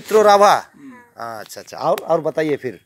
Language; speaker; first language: Hindi; non-native, local second language; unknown